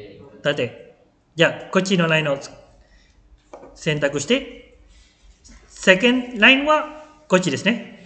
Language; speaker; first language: Japanese; non-native, fluent; Malay